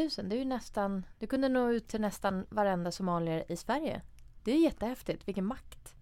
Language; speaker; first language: Swedish; early bilingual, other home language; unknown